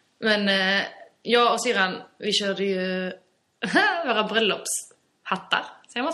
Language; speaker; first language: Swedish; native; Swedish